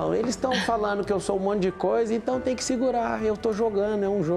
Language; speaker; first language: Portuguese; native; Portuguese